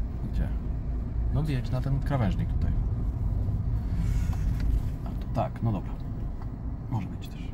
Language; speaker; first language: Polish; native; Polish